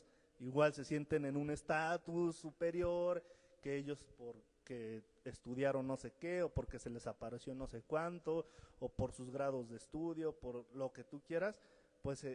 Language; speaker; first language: Spanish; native; Spanish